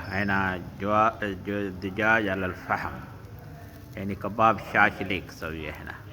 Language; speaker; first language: Arabic; non-native, learner; Urdu